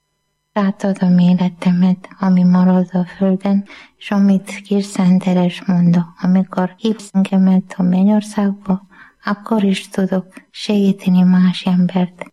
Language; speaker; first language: Hungarian; non-native, learner; Malayalam